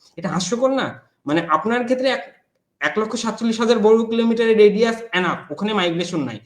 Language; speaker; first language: Bangla; non-native, local second language; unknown